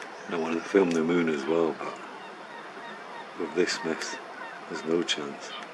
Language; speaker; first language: English; early bilingual, other home language; Spanish